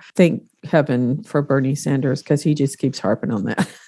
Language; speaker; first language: English; native; English